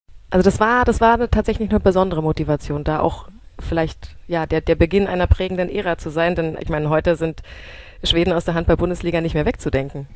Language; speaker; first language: German; native; German